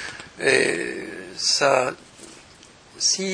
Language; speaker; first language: French; native; French